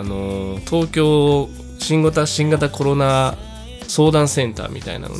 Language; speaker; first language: Japanese; native; Japanese